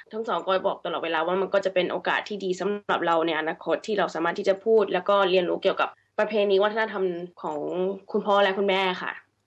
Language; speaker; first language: Thai; early bilingual, heritage; Thai